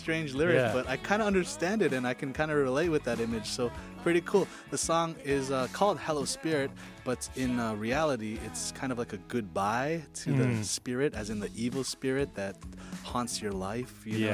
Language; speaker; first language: English; native; English